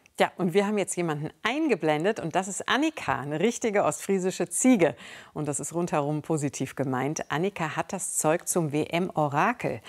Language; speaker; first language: German; native; German